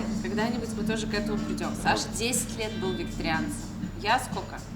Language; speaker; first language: Russian; native; Russian